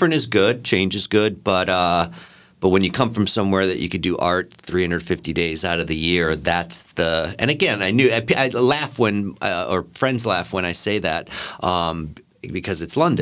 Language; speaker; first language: English; native; English